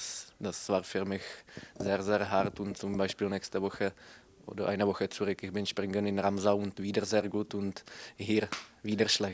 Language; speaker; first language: German; non-native, learner; Czech